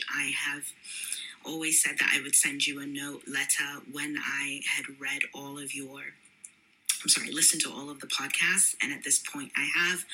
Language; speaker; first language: English; native; English